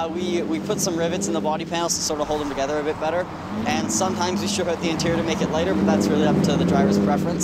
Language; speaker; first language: English; native; English